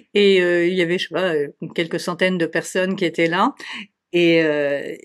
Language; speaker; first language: French; native; French